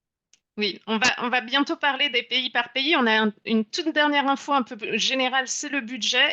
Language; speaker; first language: French; native; French